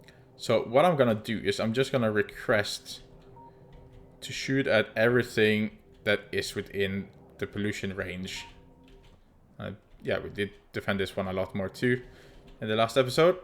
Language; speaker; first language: English; non-native, fluent; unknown